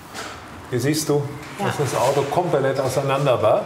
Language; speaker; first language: German; native; German